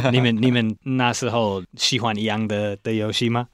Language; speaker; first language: Chinese; non-native, fluent; English